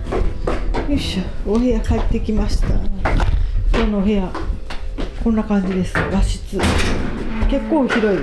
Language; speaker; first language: Japanese; native; Japanese